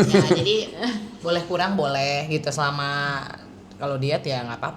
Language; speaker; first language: Indonesian; native; Indonesian